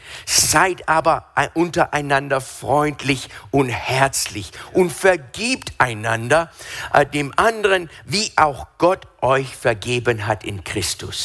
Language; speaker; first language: German; non-native, fluent; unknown